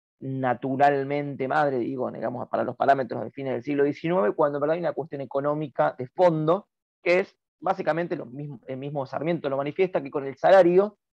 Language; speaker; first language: Spanish; native; Spanish